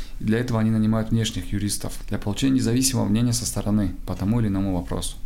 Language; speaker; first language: Russian; non-native, local second language; Tajik